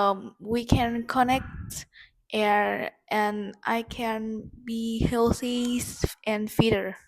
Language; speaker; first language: English; non-native, learner; Vietnamese